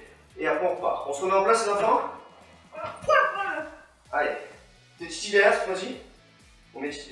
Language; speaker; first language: French; native; French